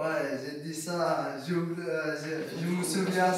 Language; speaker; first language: French; non-native, learner; Persian